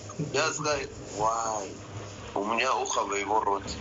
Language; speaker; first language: Russian; non-native, learner; Persian